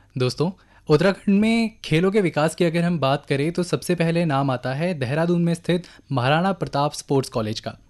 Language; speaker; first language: Hindi; native; Hindi